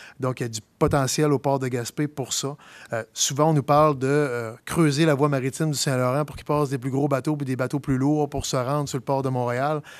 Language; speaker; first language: French; native; French